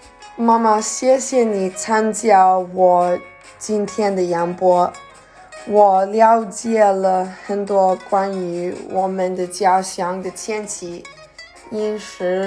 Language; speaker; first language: Chinese; early bilingual, heritage; Chinese